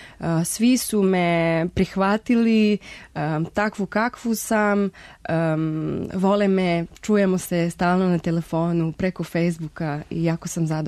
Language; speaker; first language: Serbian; non-native, fluent; Spanish